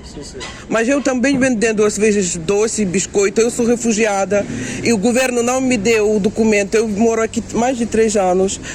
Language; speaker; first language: Portuguese; non-native, learner; Ukrainian